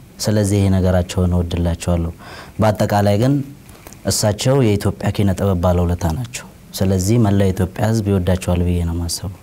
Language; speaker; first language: Amharic; non-native, local second language; Oromo